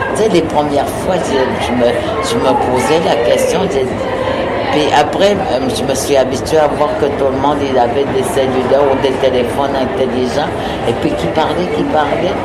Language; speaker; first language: French; non-native, local second language; Innu-aimun